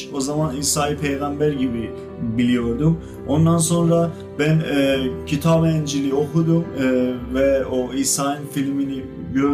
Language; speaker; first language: Turkish; non-native, fluent; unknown